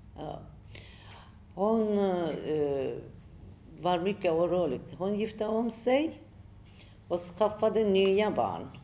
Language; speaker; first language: Swedish; non-native, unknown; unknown